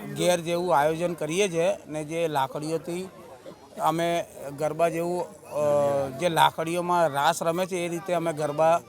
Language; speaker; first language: Gujarati; native; Gujarati